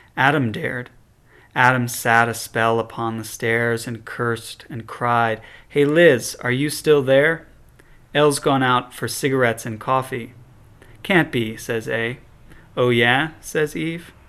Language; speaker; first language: English; native; English